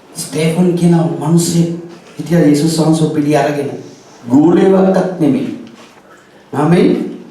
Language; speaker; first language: Sinhala; native; Sinhala